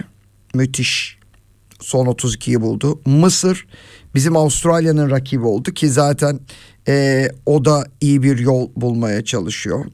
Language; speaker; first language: Turkish; native; Turkish